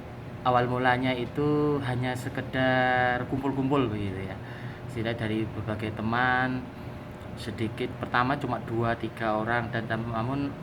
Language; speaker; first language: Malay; non-native, local second language; Javanese